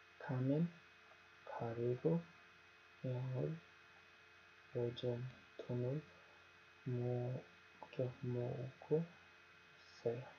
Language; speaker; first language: Korean; non-native, learner; Nepali